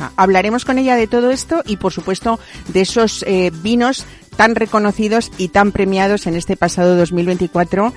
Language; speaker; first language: Spanish; native; Spanish